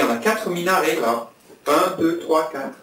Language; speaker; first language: French; native; French